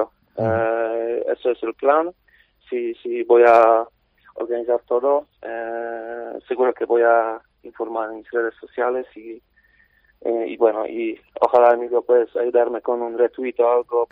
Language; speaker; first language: Spanish; non-native, fluent; Polish